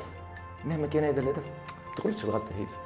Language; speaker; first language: Arabic; native; Arabic